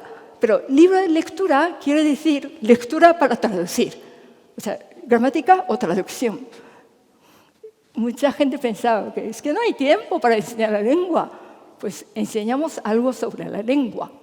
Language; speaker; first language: Spanish; non-native, fluent; Japanese